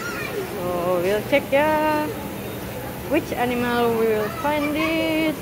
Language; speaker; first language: English; non-native, learner; Indonesian